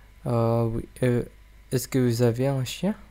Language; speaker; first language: French; non-native, learner; English